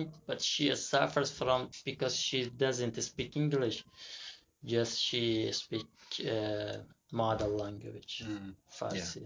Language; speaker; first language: English; non-native, learner; Persian